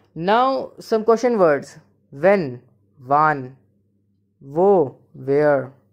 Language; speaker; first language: English; non-native, local second language; Hindi